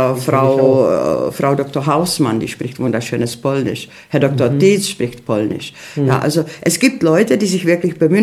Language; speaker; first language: German; early bilingual, heritage; Czech